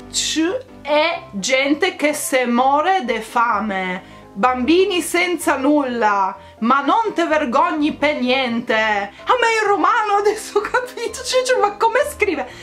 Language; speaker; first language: Italian; native; Italian